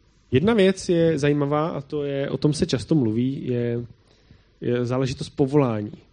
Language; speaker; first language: Czech; native; Czech